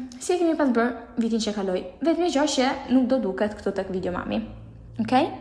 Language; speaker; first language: Albanian; early bilingual, heritage; Albanian